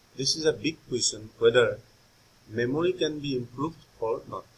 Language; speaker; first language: English; non-native, local second language; Assamese